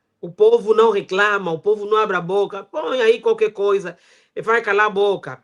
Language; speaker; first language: Portuguese; native; Portuguese